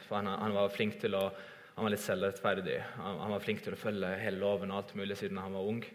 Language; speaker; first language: Norwegian; early bilingual, other home language; Estonian